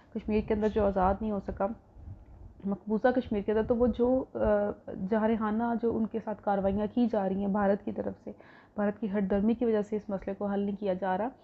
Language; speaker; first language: Urdu; non-native, local second language; Punjabi